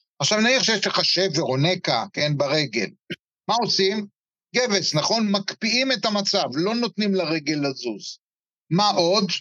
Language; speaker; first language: Hebrew; native; Hebrew